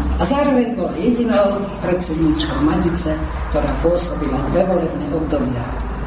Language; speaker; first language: Slovak; early bilingual, heritage; Slovak